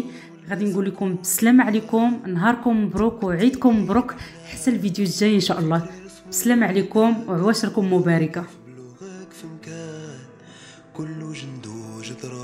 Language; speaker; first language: Arabic; native; Arabic